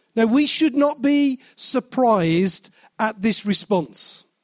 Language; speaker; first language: English; native; English